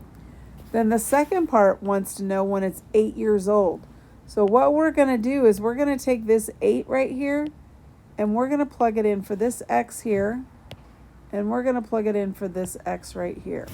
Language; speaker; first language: English; native; English